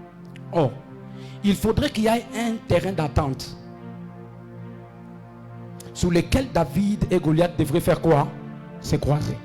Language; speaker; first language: French; non-native, local second language; Swahili